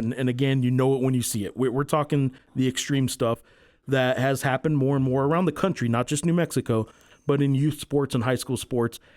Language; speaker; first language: English; native; English